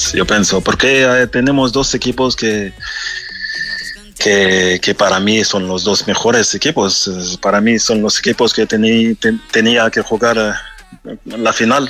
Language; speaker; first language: Spanish; non-native, fluent; French